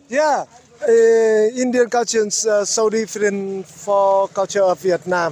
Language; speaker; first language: English; non-native, learner; Vietnamese